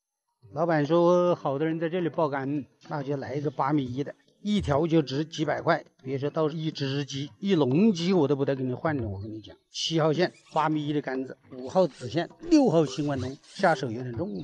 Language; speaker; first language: Chinese; native; Chinese